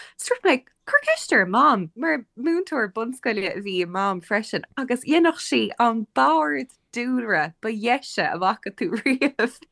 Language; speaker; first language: Irish; non-native, local second language; English